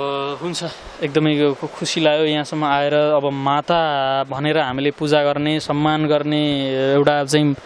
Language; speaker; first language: Nepali; native; Nepali